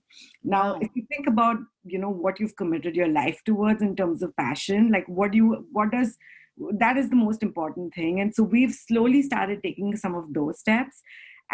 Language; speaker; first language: English; non-native, local second language; Hindi